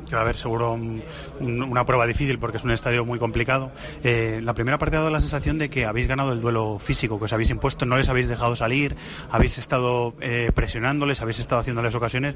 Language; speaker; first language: Spanish; native; Spanish